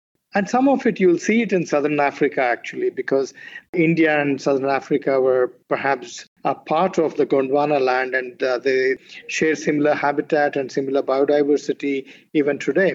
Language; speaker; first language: English; non-native, local second language; Kannada